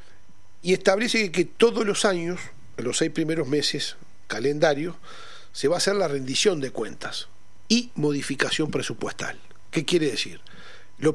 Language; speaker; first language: Spanish; native; Spanish